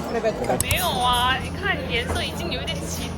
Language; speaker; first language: Chinese; non-native, fluent; Korean